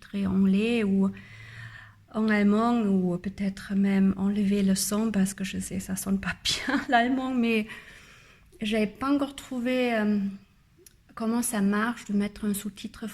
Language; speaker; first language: French; non-native, learner; German